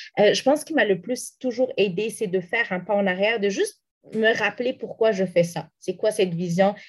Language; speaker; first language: French; non-native, local second language; Arabic